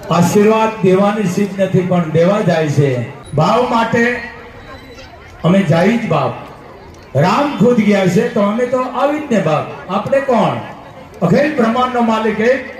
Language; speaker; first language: Gujarati; native; Gujarati